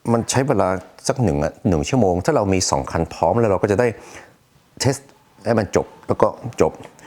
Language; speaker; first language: Thai; non-native, fluent; Swedish